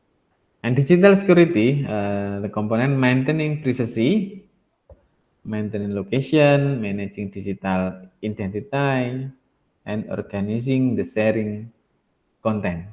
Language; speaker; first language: English; non-native, learner; Indonesian